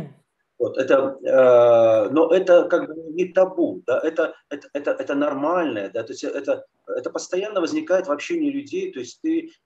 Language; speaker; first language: Russian; native; Russian